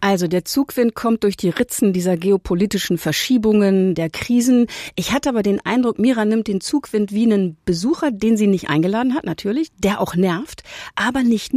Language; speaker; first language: German; native; German